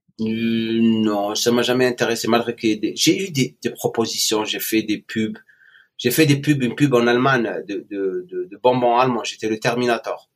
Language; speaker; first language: French; non-native, local second language; Arabic